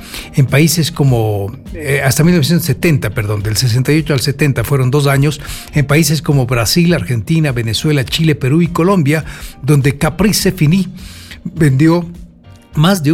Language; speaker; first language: Spanish; native; Spanish